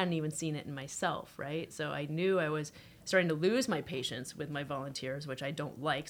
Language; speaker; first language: English; native; English